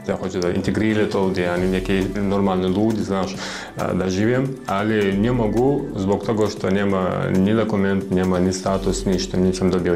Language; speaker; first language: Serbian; non-native, learner; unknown